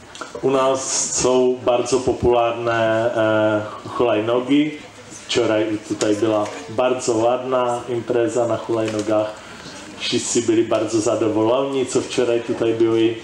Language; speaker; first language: Polish; non-native, learner; Czech